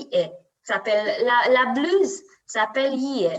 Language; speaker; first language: French; non-native, learner; Romanian